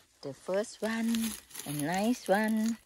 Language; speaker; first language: English; non-native, learner; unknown